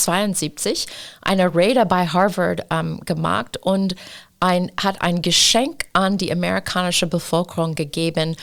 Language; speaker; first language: German; non-native, fluent; English